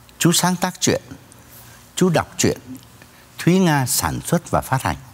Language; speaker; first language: Vietnamese; native; Vietnamese